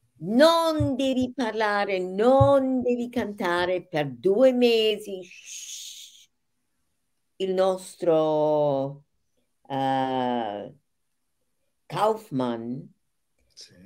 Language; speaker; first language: Italian; non-native, fluent; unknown